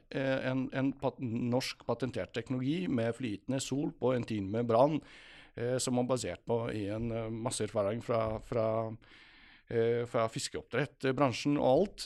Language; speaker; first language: Norwegian; non-native, fluent; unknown